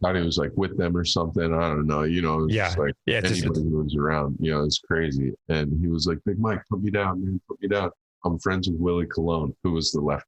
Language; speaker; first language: English; native; English